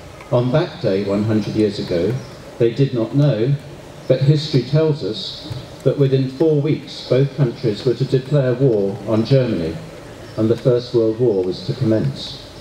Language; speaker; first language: English; native; English